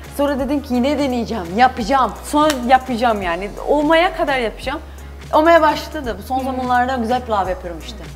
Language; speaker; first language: Turkish; non-native, learner; Portuguese